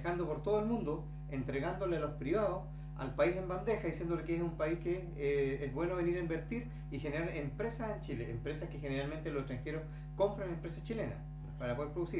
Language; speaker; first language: Spanish; native; Spanish